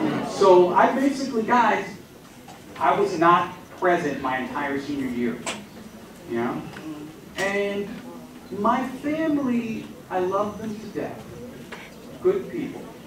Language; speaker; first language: English; early bilingual, other home language; Spanish